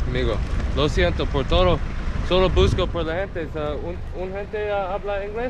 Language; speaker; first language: Spanish; non-native, learner; English